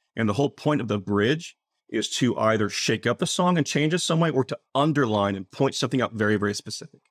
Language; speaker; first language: English; native; English